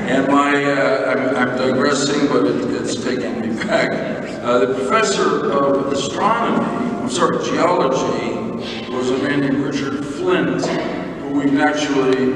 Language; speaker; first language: English; native; English